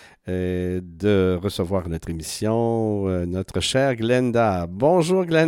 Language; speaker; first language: French; native; French